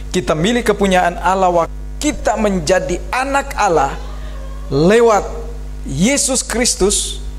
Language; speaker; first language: Indonesian; native; Indonesian